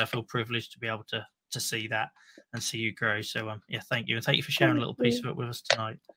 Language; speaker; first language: English; native; English